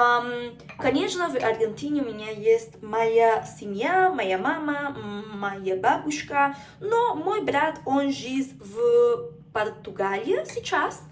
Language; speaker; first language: Russian; non-native, learner; Spanish